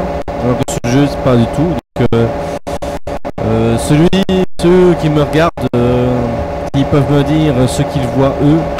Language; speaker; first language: French; native; French